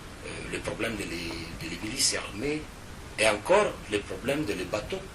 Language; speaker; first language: French; non-native, fluent; Italian